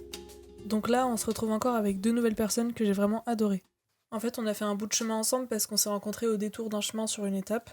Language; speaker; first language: French; native; French